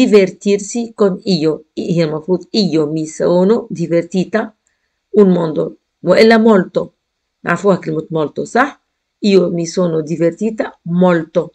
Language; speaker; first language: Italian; non-native, fluent; Arabic